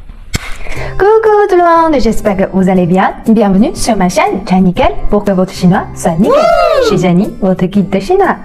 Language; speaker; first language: French; non-native, fluent; Chinese